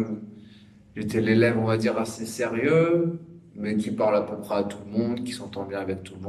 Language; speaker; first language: French; native; French